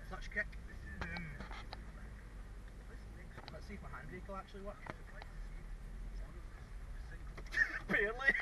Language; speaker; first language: English; native; English